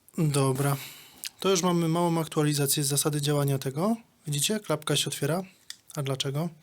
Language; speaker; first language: Polish; native; Polish